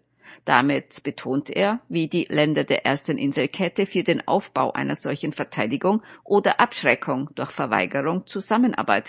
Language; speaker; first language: German; native; German